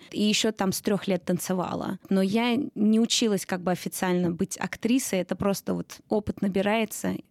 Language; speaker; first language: Russian; early bilingual, heritage; Russian